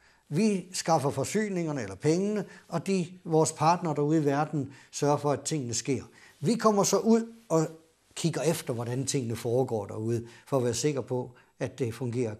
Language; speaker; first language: Danish; native; Danish